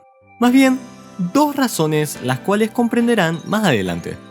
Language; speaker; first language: Spanish; native; Spanish